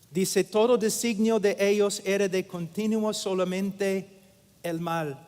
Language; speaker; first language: Spanish; non-native, fluent; English